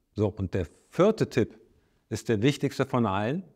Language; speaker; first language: German; native; German